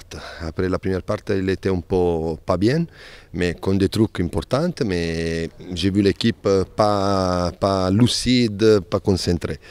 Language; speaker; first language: French; non-native, fluent; Spanish